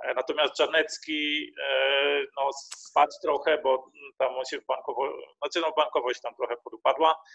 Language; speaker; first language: Polish; early bilingual, heritage; Polish